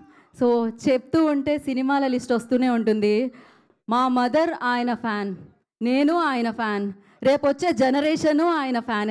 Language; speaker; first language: Telugu; native; Telugu